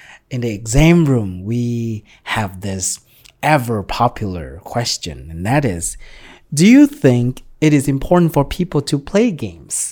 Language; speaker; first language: English; non-native, fluent; Vietnamese